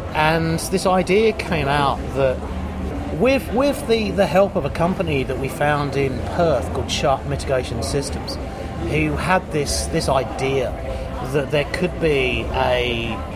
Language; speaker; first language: English; native; English